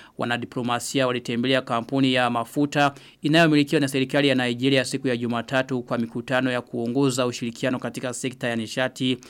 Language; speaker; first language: Swahili; non-native, local second language; Rundi